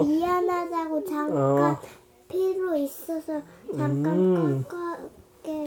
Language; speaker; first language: Korean; native; Korean